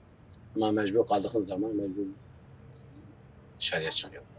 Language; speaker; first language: Turkish; non-native, local second language; Kurdish